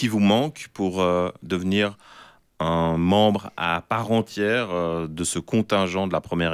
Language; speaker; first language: French; native; French